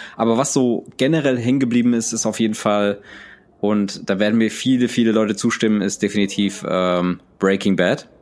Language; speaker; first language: German; early bilingual, other home language; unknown